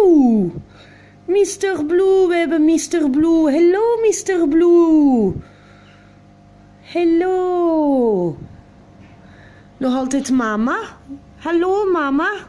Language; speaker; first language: Dutch; non-native, local second language; French